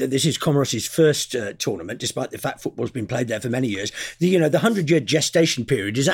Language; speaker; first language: English; native; English